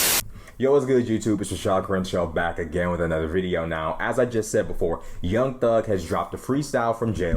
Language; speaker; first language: English; native; English